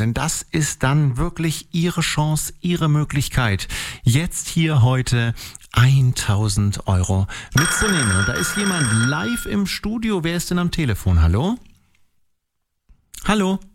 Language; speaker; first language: German; native; German